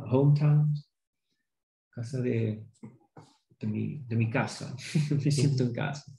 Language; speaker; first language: Spanish; non-native, fluent; Swedish